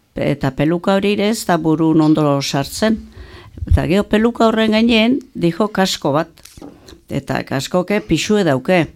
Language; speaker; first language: Basque; native; Basque